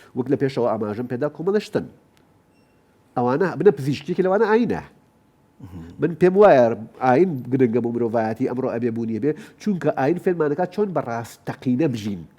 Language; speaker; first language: Central Kurdish; non-native, local second language; Gurani